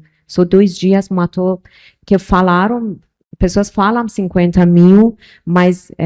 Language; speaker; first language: Portuguese; non-native, local second language; Persian